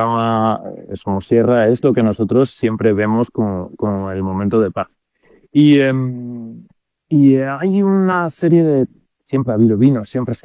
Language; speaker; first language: Spanish; native; Spanish